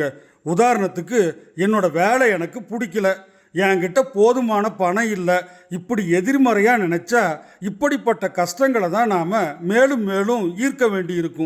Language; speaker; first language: Tamil; native; Tamil